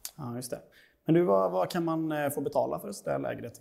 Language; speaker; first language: Swedish; native; Swedish